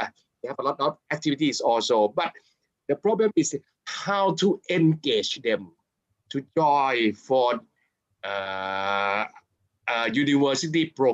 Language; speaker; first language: English; non-native, fluent; Thai